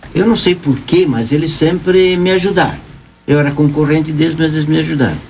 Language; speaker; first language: Portuguese; native; Portuguese